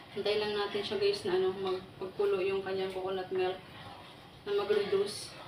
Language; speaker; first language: Filipino; non-native, local second language; Waray